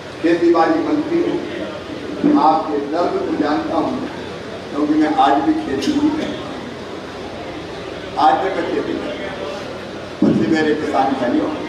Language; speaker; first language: Hindi; native; Hindi